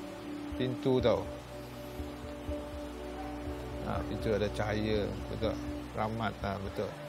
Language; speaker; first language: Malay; non-native, local second language; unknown